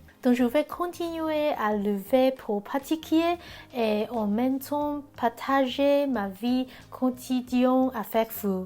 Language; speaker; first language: French; non-native, learner; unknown